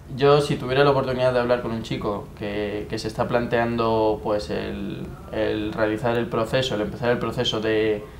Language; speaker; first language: Spanish; native; Spanish